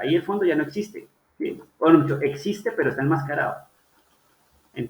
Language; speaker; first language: Spanish; native; Spanish